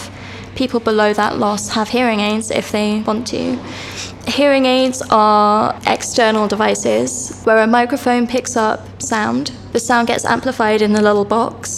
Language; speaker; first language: English; native; English